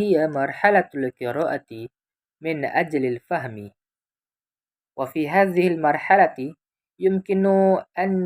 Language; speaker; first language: Arabic; non-native, fluent; Indonesian